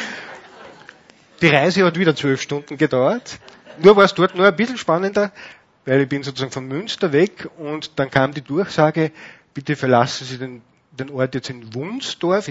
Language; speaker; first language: German; native; German